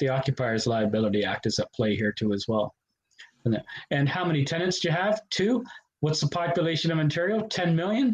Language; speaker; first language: English; native; English